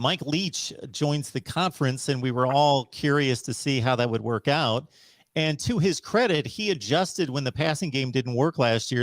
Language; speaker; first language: English; native; English